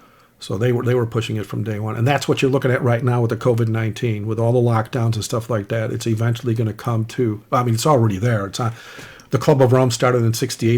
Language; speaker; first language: English; native; English